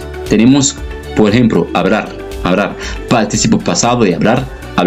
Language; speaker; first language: Spanish; non-native, fluent; French